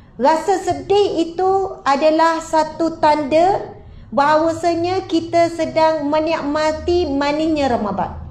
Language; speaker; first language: Malay; native; Malay